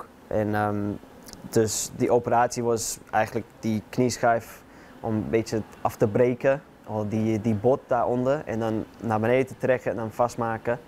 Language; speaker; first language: Dutch; non-native, fluent; English